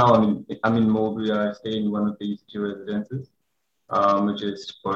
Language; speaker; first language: English; non-native, local second language; Xhosa